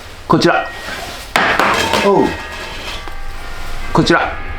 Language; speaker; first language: Japanese; native; Japanese